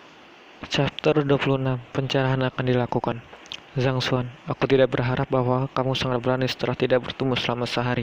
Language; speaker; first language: Indonesian; native; Indonesian